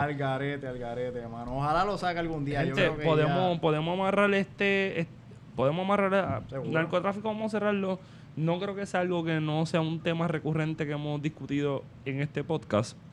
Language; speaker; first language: Spanish; native; Spanish